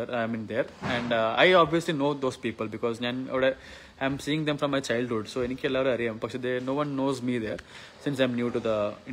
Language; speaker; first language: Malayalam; early bilingual, heritage; Malayalam